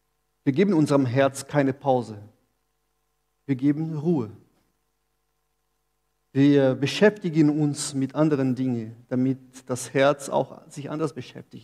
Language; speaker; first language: German; non-native, fluent; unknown